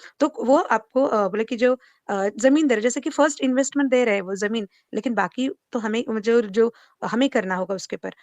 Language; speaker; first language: Hindi; non-native, local second language; Marathi